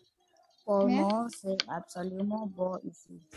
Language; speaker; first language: French; non-native, learner; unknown